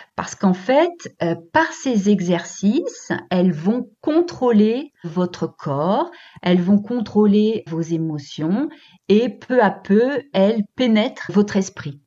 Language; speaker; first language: French; native; French